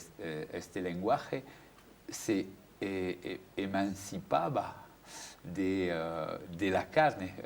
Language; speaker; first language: Spanish; non-native, fluent; French